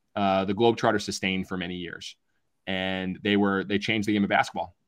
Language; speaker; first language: English; native; English